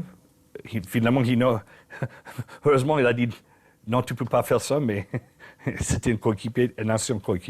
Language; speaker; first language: French; non-native, learner; English